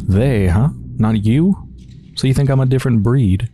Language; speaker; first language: English; native; English